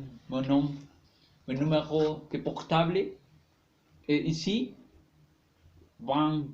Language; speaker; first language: French; non-native, learner; Spanish